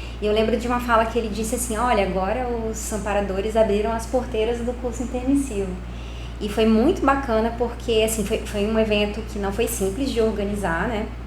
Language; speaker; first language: Portuguese; native; Portuguese